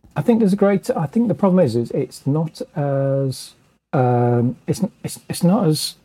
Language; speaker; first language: English; native; English